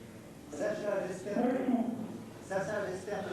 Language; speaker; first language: French; native; French